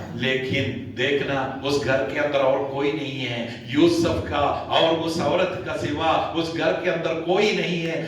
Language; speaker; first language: Hindi; non-native, local second language; Malayalam